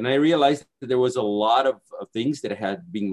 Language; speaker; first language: English; non-native, fluent; Portuguese